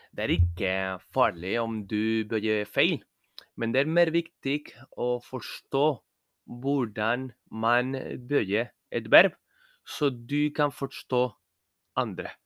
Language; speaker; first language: Norwegian; non-native, learner; Spanish